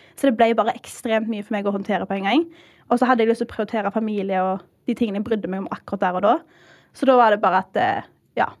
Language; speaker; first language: Norwegian; early bilingual, heritage; Norwegian